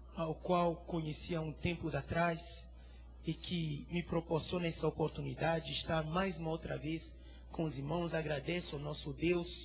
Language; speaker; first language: Portuguese; non-native, fluent; French